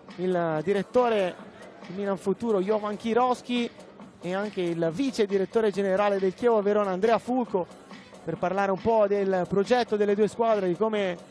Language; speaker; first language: Italian; native; Italian